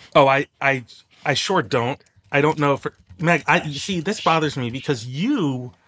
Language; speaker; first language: English; native; English